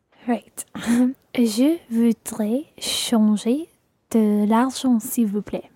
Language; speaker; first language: French; non-native, learner; English